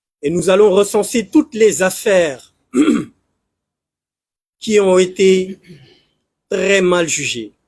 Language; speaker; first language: French; non-native, local second language; Wolof